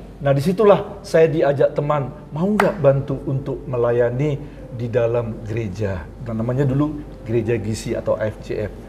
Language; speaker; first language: Indonesian; native; Indonesian